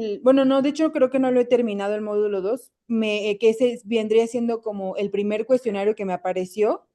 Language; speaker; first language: Spanish; native; Spanish